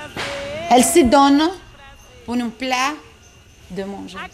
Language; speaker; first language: French; non-native, learner; Portuguese